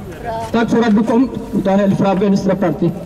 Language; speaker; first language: Norwegian; non-native, fluent; Amharic